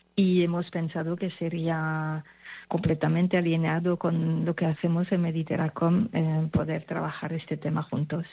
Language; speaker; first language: Spanish; non-native, fluent; French